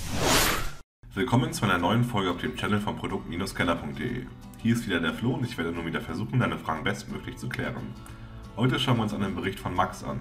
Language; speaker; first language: German; native; German